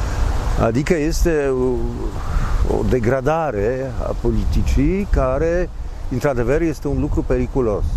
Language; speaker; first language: Romanian; non-native, fluent; Polish